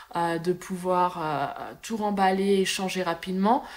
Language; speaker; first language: French; native; French